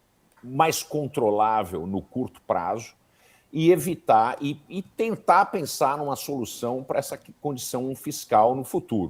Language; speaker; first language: Portuguese; native; Portuguese